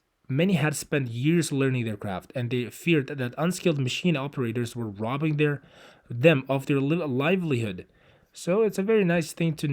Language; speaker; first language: English; non-native, fluent; Uzbek